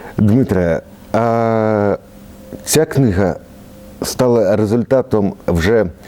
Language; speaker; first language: Ukrainian; native; Ukrainian